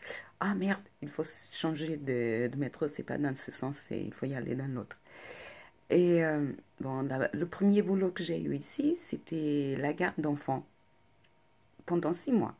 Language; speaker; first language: French; non-native, fluent; Portuguese